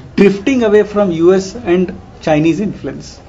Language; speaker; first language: English; non-native, local second language; Kannada